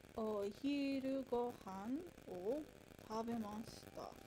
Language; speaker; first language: Japanese; non-native, learner; English